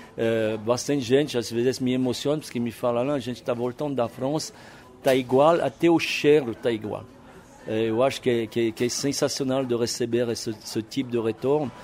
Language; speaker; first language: Portuguese; non-native, fluent; French